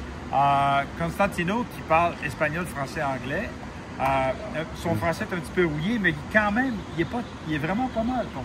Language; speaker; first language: French; native; French